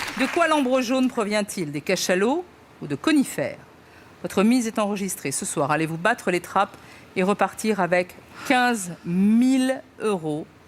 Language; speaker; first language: French; native; French